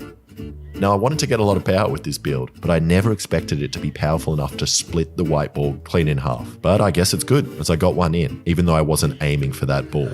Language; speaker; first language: English; native; English